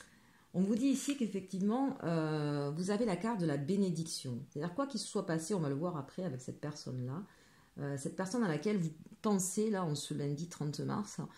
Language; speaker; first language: French; native; French